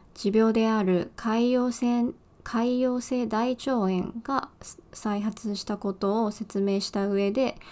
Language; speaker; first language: Japanese; non-native, fluent; Chinese